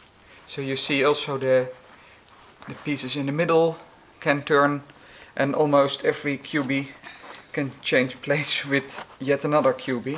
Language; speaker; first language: English; non-native, fluent; Dutch